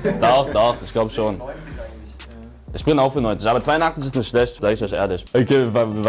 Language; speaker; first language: German; native; German